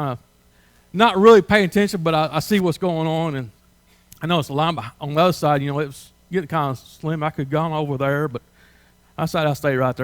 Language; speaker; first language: English; native; English